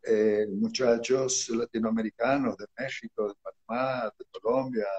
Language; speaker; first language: Spanish; early bilingual, other home language; Hebrew